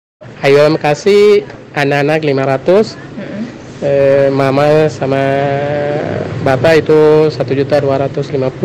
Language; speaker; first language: Indonesian; non-native, learner; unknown